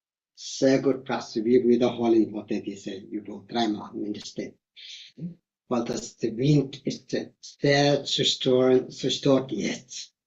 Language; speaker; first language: German; non-native, fluent; Tibetan